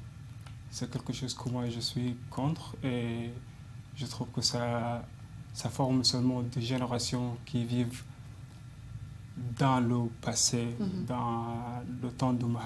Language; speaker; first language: French; non-native, fluent; Arabic